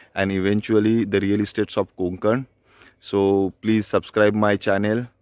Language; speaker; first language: English; non-native, local second language; Marathi